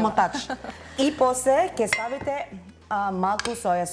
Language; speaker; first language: Macedonian; non-native, learner; Filipino